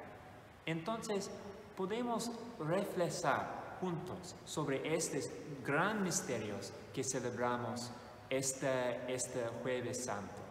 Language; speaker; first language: Spanish; non-native, fluent; English